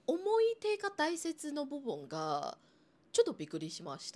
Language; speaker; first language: Japanese; non-native, fluent; Chinese